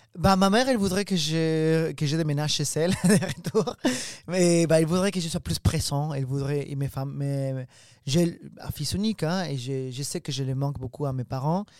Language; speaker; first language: French; non-native, fluent; Spanish